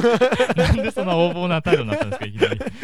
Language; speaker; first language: Japanese; native; Japanese